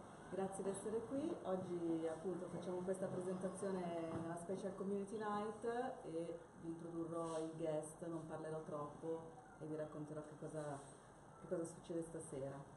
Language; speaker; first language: Italian; native; Italian